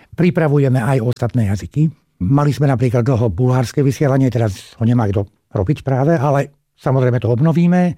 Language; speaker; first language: Slovak; non-native, local second language; Hungarian